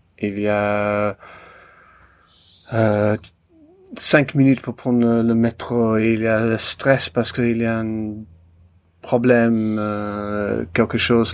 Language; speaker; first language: French; non-native, learner; English